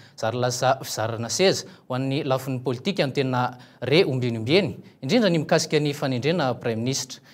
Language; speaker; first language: Malagasy; native; Malagasy